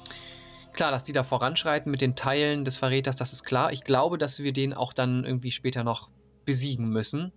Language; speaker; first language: German; native; German